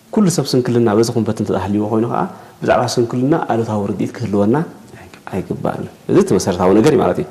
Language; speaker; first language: Tigrinya; native; Tigrinya